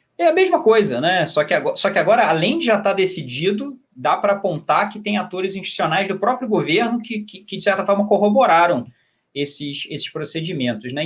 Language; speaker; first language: Portuguese; native; Portuguese